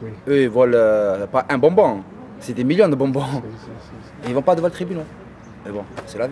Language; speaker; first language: French; native; French